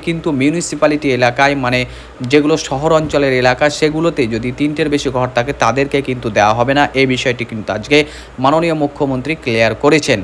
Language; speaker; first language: Bangla; native; Bangla